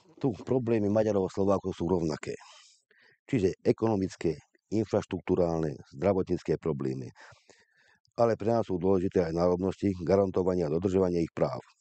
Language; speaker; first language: Slovak; non-native, local second language; Hungarian